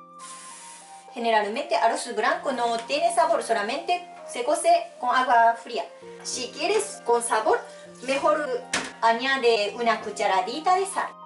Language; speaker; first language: Spanish; non-native, fluent; Japanese